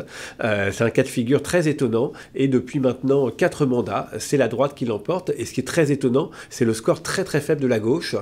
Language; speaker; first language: French; native; French